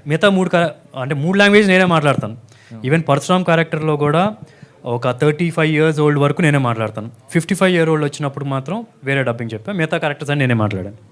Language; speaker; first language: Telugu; native; Telugu